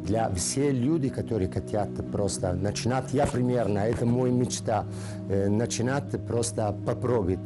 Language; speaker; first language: Russian; non-native, learner; Italian